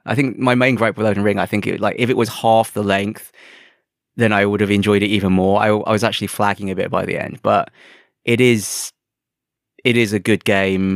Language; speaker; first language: English; native; English